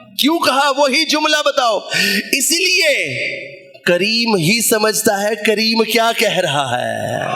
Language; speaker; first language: Urdu; non-native, local second language; Punjabi